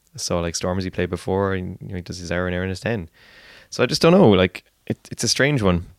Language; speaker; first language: English; native; English